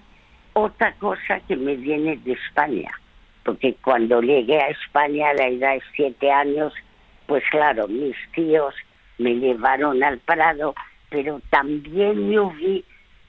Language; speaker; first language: Spanish; early bilingual, other home language; French